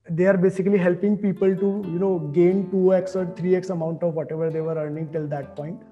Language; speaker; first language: English; non-native, local second language; Hindi